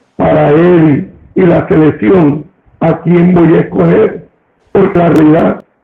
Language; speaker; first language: Spanish; native; Spanish